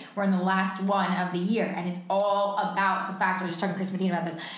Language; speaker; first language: English; native; English